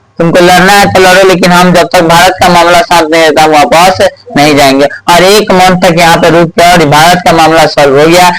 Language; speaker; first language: Hindi; native; Hindi